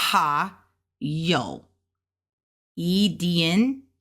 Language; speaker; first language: Chinese; non-native, learner; English